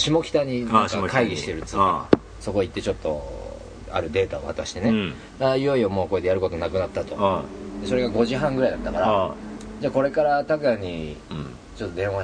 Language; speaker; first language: Japanese; native; Japanese